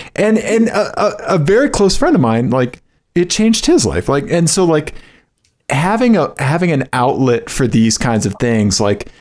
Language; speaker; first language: English; native; English